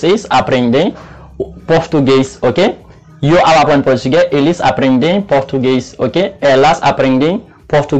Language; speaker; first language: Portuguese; non-native, learner; Haitian Creole